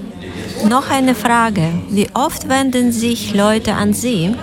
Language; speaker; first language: German; non-native, learner; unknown